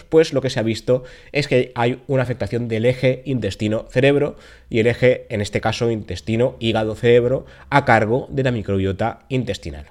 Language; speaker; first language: Spanish; native; Spanish